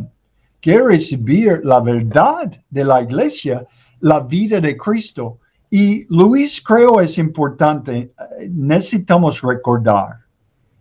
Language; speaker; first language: Spanish; non-native, learner; English